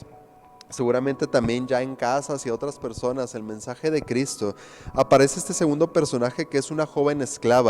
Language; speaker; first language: Spanish; native; Spanish